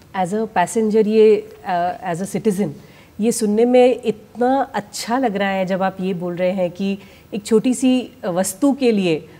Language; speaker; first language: Hindi; native; Hindi